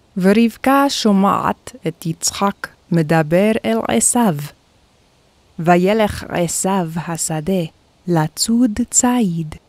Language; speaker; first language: Hebrew; non-native, fluent; Korean